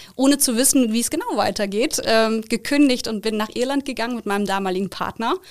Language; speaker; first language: German; native; German